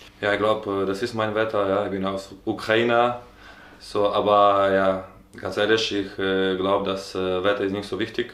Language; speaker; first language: German; non-native, learner; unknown